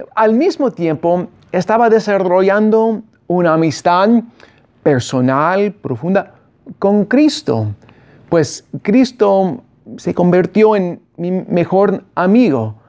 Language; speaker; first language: Spanish; non-native, fluent; English